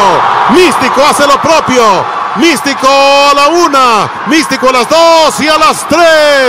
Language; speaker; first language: Spanish; native; Spanish